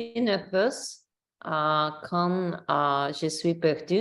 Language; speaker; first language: French; non-native, learner; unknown